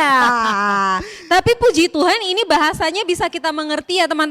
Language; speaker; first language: Indonesian; native; Indonesian